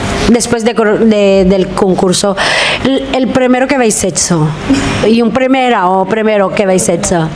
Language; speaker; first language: Spanish; non-native, fluent; Filipino